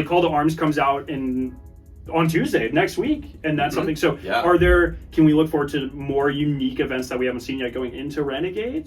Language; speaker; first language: English; native; English